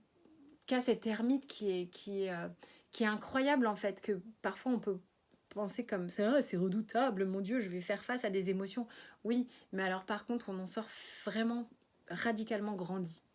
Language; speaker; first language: French; native; French